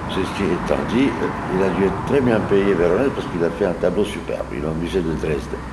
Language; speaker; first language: French; non-native, fluent; Serbian